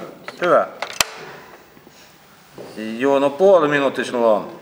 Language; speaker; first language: Finnish; non-native, local second language; Russian